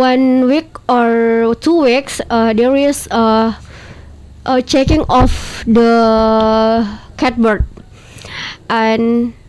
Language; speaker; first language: English; non-native, learner; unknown